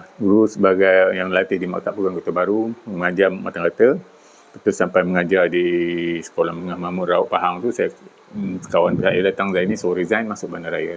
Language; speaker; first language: Malay; native; Malay